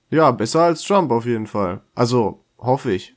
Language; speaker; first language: German; native; German